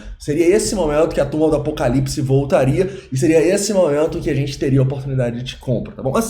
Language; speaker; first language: Portuguese; native; Portuguese